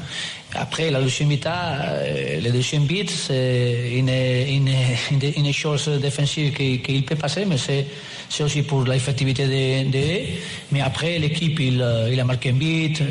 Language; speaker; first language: French; non-native, learner; Spanish